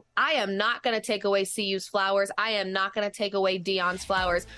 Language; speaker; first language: English; native; English